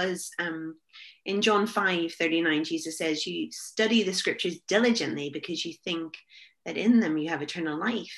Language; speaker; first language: English; native; English